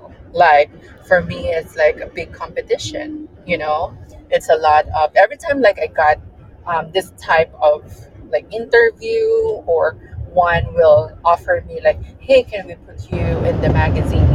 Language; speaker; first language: English; non-native, local second language; Cebuano